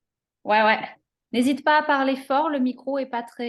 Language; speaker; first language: French; native; French